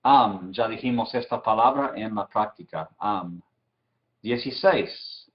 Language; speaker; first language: Spanish; non-native, fluent; English